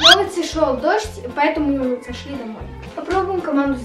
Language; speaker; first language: Russian; native; Russian